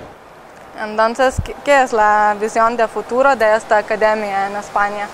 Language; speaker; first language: Spanish; non-native, learner; Lithuanian